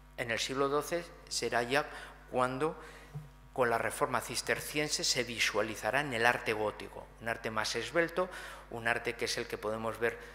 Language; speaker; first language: Spanish; native; Spanish